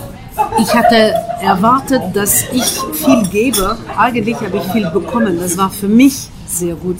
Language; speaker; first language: German; non-native, fluent; French